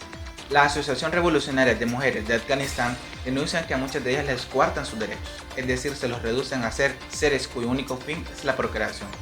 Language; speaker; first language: Spanish; native; Spanish